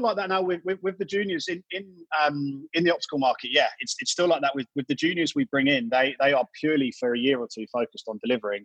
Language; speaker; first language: English; native; English